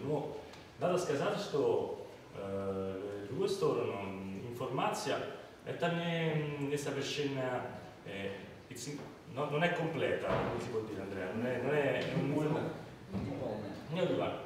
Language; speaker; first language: Russian; non-native, learner; Italian